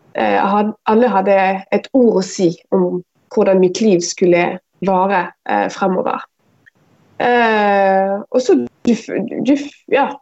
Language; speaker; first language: Norwegian; non-native, fluent; Arabic